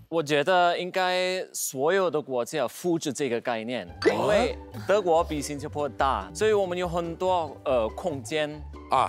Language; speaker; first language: Chinese; non-native, fluent; German